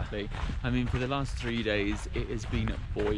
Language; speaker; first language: English; native; English